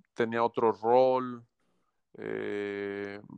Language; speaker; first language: Spanish; native; Spanish